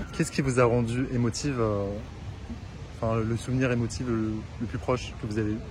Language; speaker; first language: French; native; French